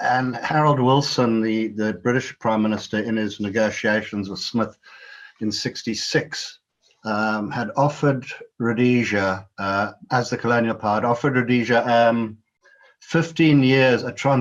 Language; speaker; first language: English; native; English